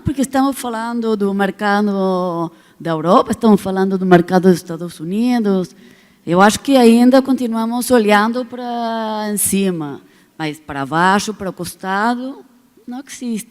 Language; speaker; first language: Portuguese; non-native, fluent; Spanish